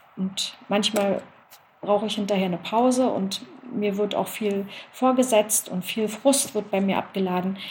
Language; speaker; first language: German; native; German